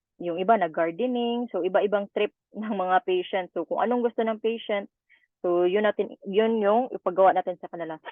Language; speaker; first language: Filipino; native; Filipino